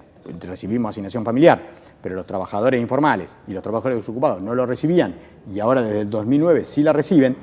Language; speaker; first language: Spanish; native; Spanish